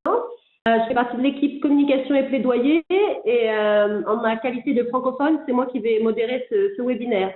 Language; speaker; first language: French; native; French